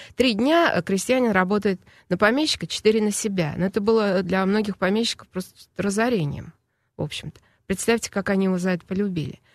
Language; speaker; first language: Russian; native; Russian